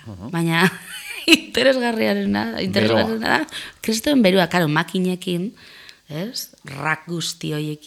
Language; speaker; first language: Basque; non-native, local second language; Spanish